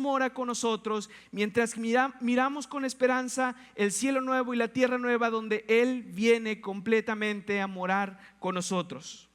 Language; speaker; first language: Spanish; native; Spanish